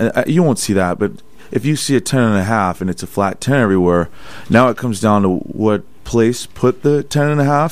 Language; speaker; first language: English; native; English